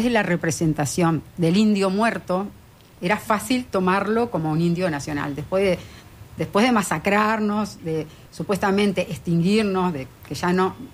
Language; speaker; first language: Spanish; native; Spanish